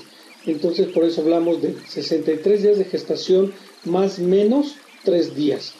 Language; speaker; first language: Spanish; native; Spanish